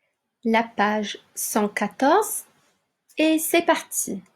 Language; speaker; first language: French; non-native, local second language; Arabic